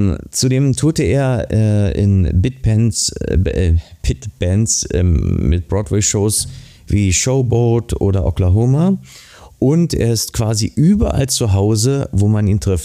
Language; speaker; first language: German; native; German